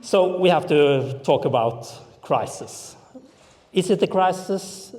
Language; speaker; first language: English; non-native, fluent; Norwegian